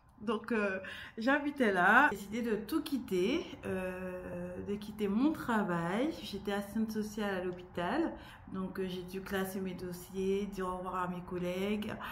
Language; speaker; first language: French; native; French